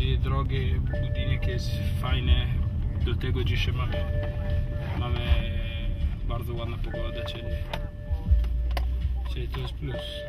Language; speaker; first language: Polish; non-native, learner; Italian